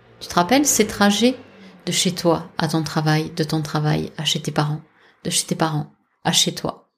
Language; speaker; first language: French; native; French